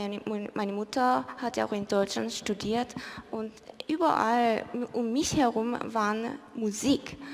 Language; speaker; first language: German; early bilingual, other home language; Korean